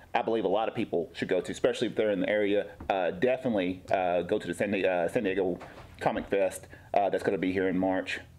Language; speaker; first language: English; native; English